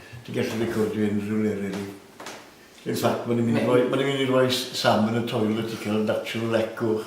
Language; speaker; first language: Welsh; native; Welsh